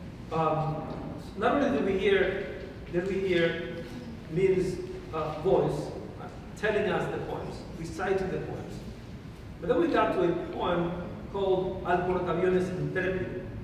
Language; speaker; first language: English; non-native, fluent; Spanish